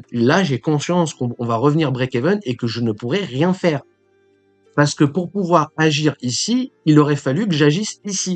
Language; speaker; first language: French; native; French